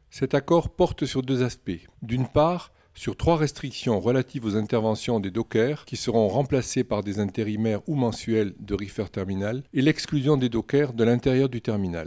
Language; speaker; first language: French; native; French